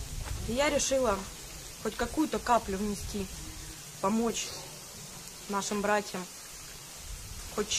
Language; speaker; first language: Russian; native; Russian